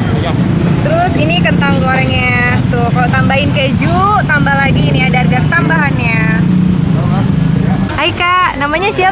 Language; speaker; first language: Indonesian; native; Indonesian